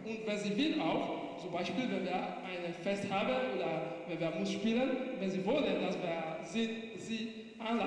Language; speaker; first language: German; non-native, learner; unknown